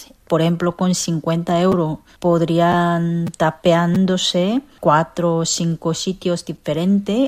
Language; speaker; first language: Spanish; non-native, fluent; Korean